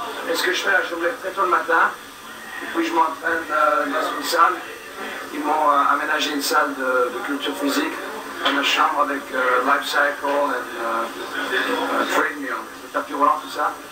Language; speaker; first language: French; native; French